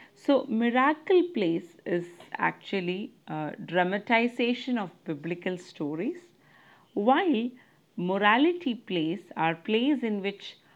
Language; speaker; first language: English; non-native, local second language; Malayalam